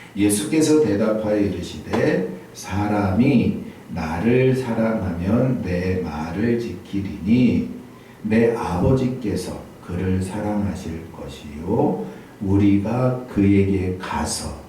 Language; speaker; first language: Korean; native; Korean